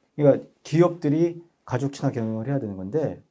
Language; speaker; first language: Korean; native; Korean